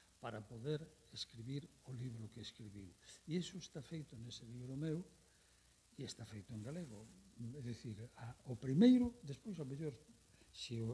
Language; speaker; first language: Galician; native; Galician